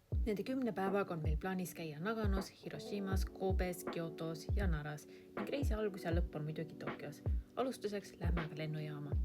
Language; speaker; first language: Estonian; native; Estonian